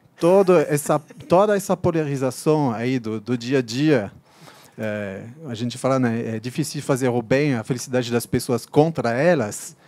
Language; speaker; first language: Portuguese; non-native, fluent; French